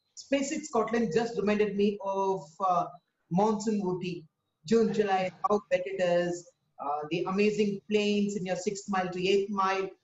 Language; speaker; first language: English; non-native, local second language; Tamil